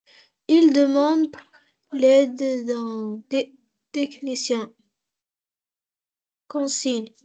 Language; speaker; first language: French; non-native, learner; Arabic